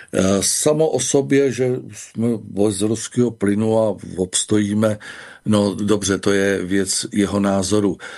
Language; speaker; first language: Czech; native; Czech